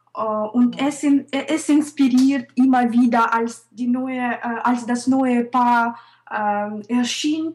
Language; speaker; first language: German; non-native, fluent; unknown